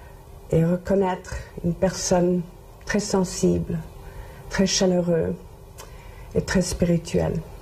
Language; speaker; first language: French; non-native, local second language; English